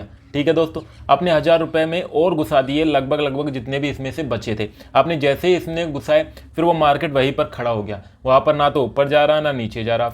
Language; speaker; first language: Hindi; native; Hindi